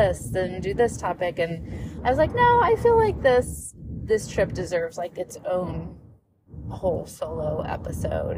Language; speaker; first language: English; native; English